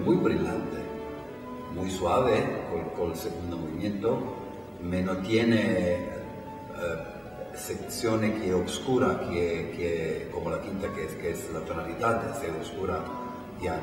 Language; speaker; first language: Spanish; non-native, fluent; Italian